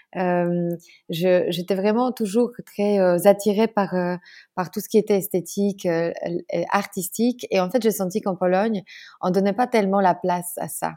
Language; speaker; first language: French; non-native, fluent; Polish